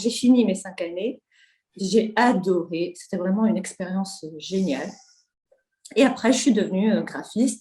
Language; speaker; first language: French; non-native, local second language; Arabic